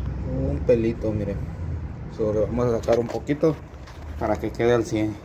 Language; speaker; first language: Spanish; native; Spanish